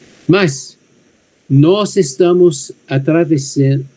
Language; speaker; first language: Portuguese; non-native, fluent; English